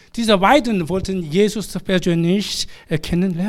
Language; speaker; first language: German; non-native, fluent; Korean